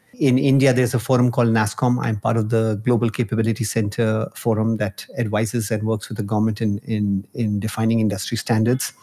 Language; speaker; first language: English; non-native, local second language; Hindi